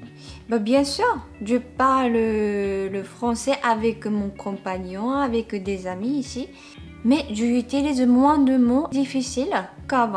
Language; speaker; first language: French; non-native, fluent; Japanese